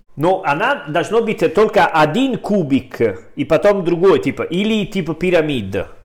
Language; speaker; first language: Russian; non-native, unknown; Italian